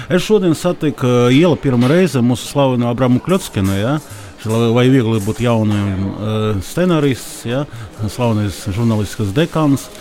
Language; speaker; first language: Latvian; non-native, local second language; Russian